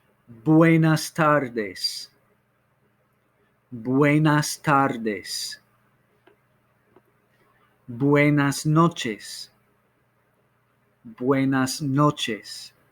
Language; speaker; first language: Spanish; non-native, fluent; English